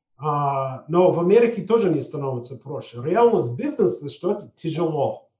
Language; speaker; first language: Russian; non-native, fluent; English